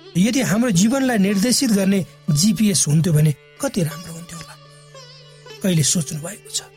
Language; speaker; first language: Nepali; native; Nepali